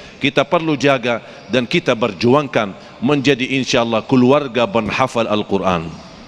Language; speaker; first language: Malay; non-native, fluent; Arabic